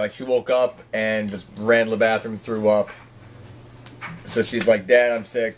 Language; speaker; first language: English; native; English